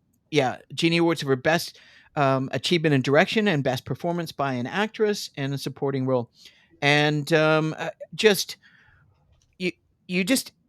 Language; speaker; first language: English; native; English